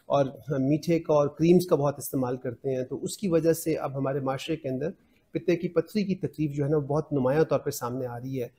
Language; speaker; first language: Urdu; non-native, local second language; Punjabi